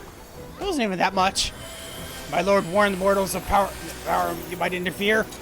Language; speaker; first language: English; native; English